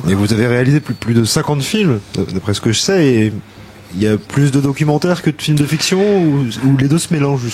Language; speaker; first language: French; native; French